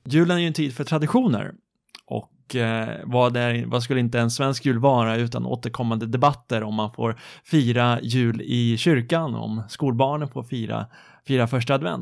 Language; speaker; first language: Swedish; native; Swedish